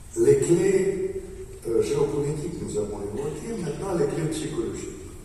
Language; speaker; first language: French; non-native, fluent; Russian